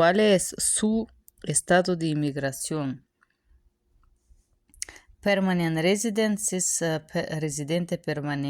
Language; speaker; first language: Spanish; non-native, fluent; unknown